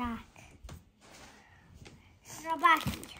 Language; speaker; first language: Polish; early bilingual, heritage; Polish